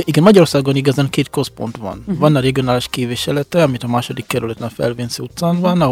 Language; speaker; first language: Hungarian; non-native, fluent; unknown